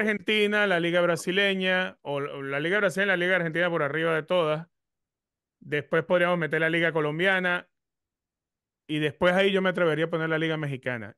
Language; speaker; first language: Spanish; native; Spanish